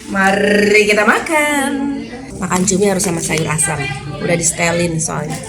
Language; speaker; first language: Indonesian; native; Indonesian